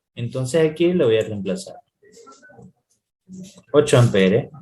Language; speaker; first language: Spanish; native; Spanish